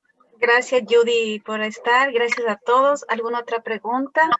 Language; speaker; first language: Spanish; native; Spanish